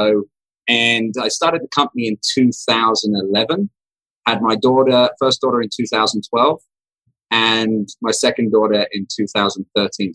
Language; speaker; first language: English; native; English